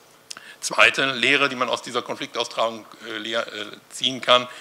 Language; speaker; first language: German; native; German